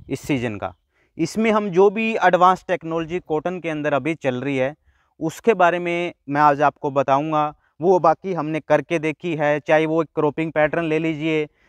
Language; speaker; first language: Hindi; non-native, local second language; Punjabi